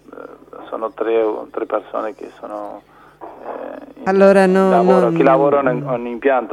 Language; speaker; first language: Italian; non-native, fluent; Spanish